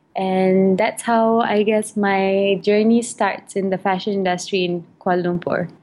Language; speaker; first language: English; non-native, local second language; Malay